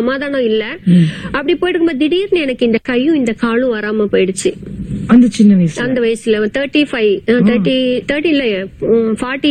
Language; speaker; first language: Tamil; native; Tamil